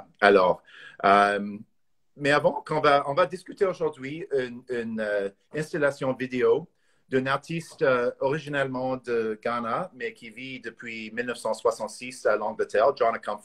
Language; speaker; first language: French; non-native, fluent; English